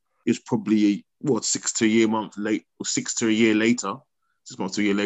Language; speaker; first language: English; native; English